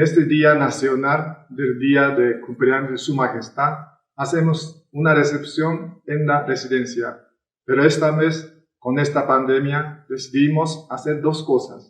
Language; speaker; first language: Spanish; non-native, fluent; Japanese